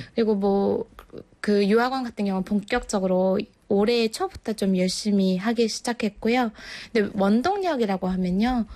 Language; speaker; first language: Korean; non-native, fluent; Mongolian